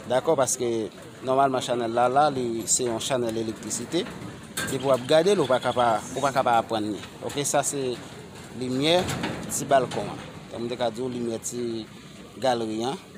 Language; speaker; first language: French; non-native, learner; Haitian Creole